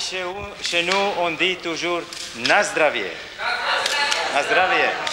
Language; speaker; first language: French; non-native, learner; Slovak